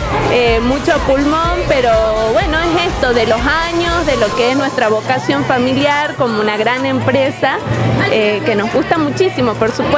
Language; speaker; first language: Spanish; native; Spanish